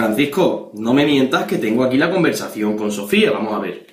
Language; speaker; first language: Spanish; native; Spanish